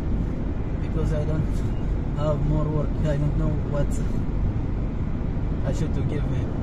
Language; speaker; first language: English; non-native, learner; Arabic